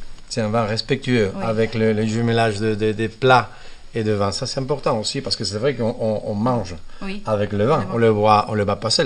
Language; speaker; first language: French; non-native, fluent; Spanish